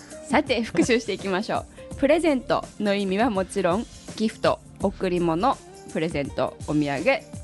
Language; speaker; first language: Japanese; native; Japanese